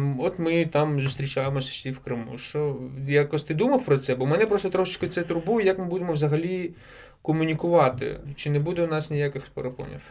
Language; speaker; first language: Ukrainian; non-native, local second language; Crimean Tatar